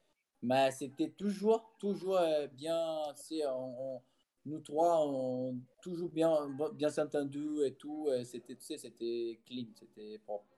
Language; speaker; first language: French; non-native, fluent; Portuguese